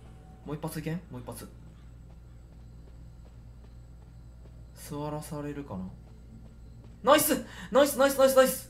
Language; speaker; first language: Japanese; native; Japanese